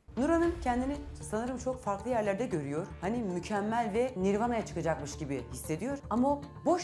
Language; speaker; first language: Turkish; native; Turkish